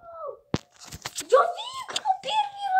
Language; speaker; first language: Russian; early bilingual, heritage; Russian